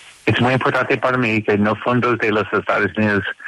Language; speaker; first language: Spanish; non-native, learner; English